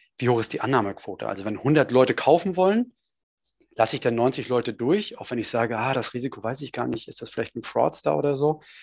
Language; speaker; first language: German; native; German